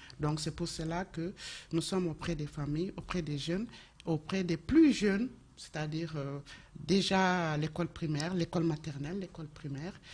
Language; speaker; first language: French; non-native, local second language; Bambara